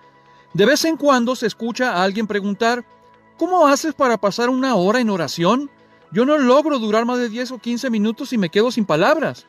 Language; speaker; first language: Spanish; native; Spanish